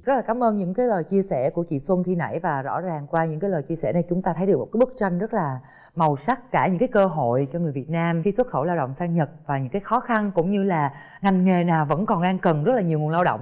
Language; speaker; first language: Vietnamese; native; Vietnamese